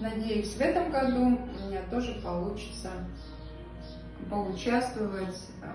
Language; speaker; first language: Russian; native; Russian